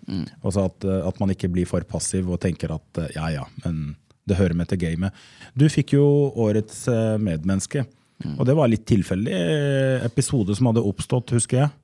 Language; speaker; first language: Norwegian; native; Norwegian